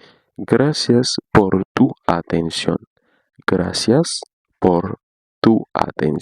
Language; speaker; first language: Spanish; non-native, learner; Haitian Creole